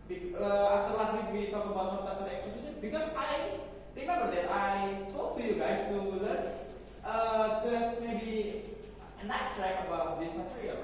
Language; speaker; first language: English; non-native, fluent; Indonesian